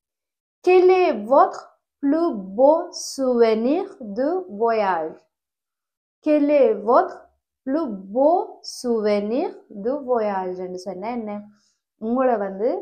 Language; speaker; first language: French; non-native, fluent; Tamil